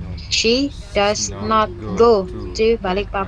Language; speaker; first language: English; non-native, learner; Indonesian